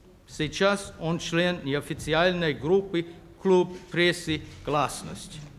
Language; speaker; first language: Russian; non-native, fluent; English